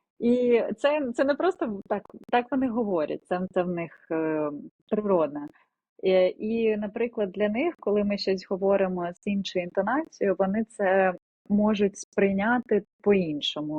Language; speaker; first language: Ukrainian; non-native, local second language; Russian